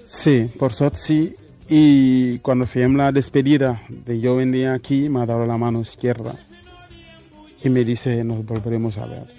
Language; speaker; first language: Spanish; non-native, fluent; Wolof